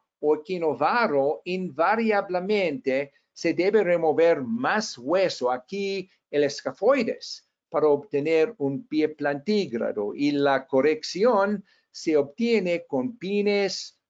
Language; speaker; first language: Spanish; non-native, fluent; English